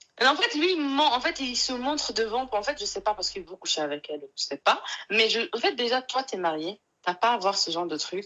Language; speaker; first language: French; non-native, local second language; Arabic